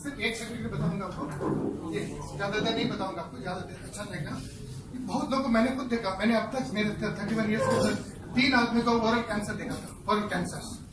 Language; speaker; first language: Hindi; native; Hindi